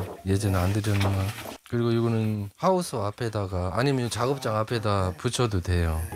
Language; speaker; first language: Korean; native; Korean